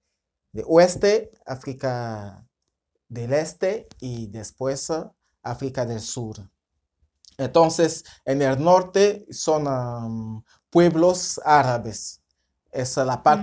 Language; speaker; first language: Spanish; non-native, fluent; French